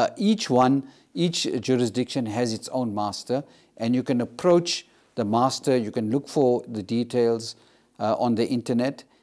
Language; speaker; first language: English; native; English